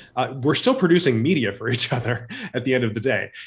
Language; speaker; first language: English; native; English